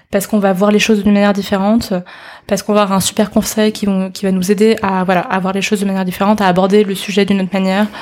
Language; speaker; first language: French; early bilingual, other home language; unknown